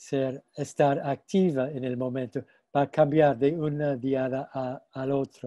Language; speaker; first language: Spanish; non-native, fluent; English